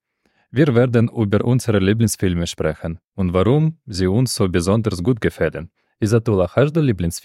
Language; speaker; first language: German; non-native, fluent; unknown